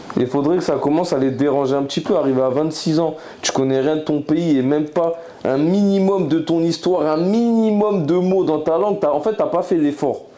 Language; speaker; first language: French; native; French